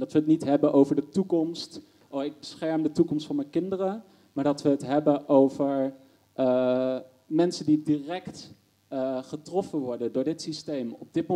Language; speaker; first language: Dutch; native; Dutch